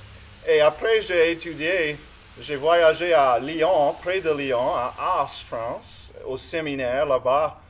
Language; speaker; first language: French; non-native, local second language; English